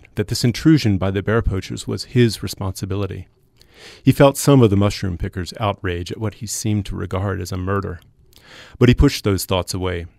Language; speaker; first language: English; native; English